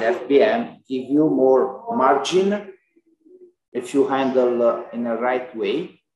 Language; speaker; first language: English; non-native, learner; Italian